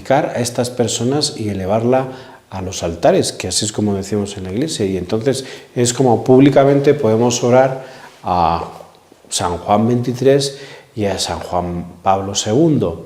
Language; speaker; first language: Spanish; native; Spanish